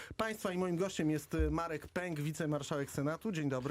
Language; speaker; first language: Polish; native; Polish